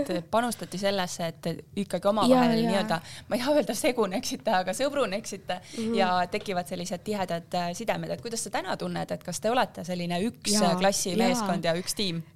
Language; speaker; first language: Estonian; native; Estonian